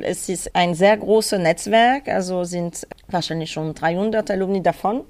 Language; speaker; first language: German; non-native, fluent; French